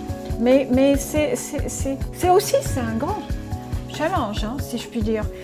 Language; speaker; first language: French; non-native, fluent; English